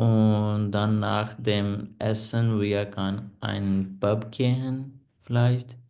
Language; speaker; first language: German; non-native, learner; Punjabi